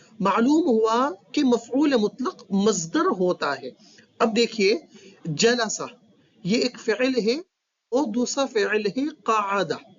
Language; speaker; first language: Urdu; native; Urdu